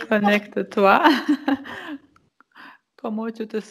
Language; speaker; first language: French; non-native, fluent; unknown